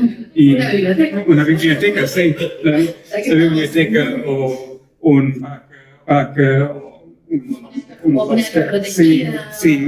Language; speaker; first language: Spanish; non-native, learner; German